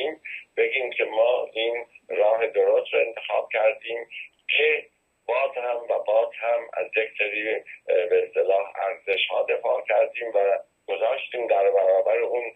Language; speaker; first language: Persian; native; Persian